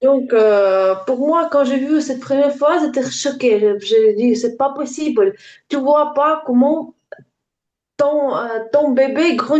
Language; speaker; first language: French; non-native, learner; Ukrainian